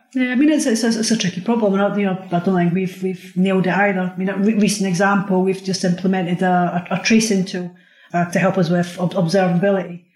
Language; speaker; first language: English; native; English